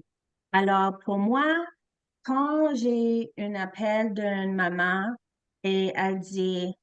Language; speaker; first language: French; non-native, local second language; English